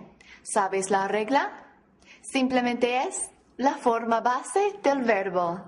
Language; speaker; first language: Spanish; non-native, fluent; English